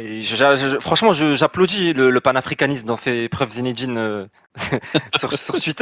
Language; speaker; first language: French; native; French